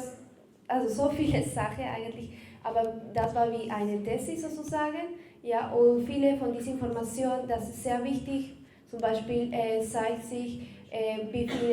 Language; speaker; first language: German; non-native, learner; Spanish